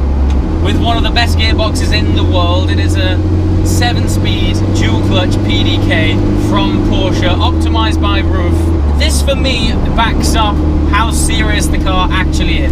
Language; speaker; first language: English; native; English